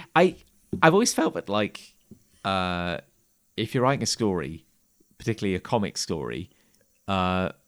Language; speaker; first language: English; native; English